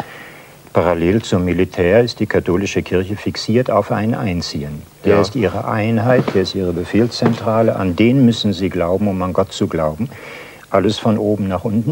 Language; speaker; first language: German; native; German